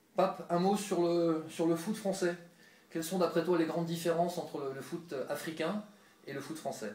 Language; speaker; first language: French; native; French